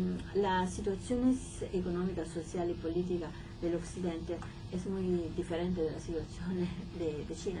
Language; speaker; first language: Spanish; non-native, fluent; Italian